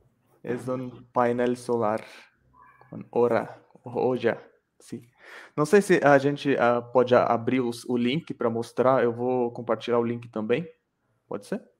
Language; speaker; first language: Spanish; non-native, local second language; Portuguese